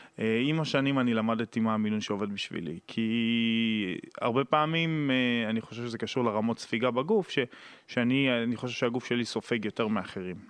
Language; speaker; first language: Hebrew; native; Hebrew